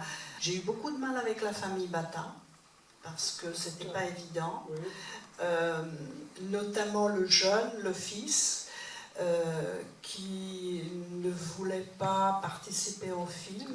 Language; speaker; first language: French; non-native, fluent; Czech